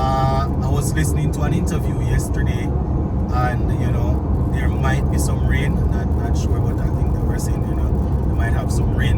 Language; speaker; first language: English; native; English